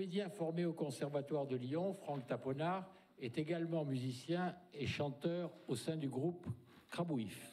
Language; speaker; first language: French; native; French